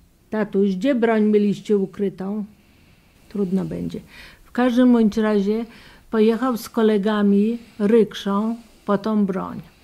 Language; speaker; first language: Polish; native; Polish